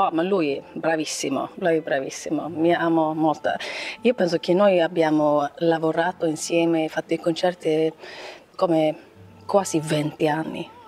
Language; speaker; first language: Italian; non-native, learner; Swedish